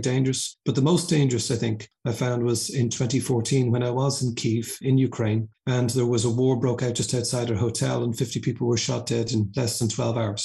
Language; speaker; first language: English; native; English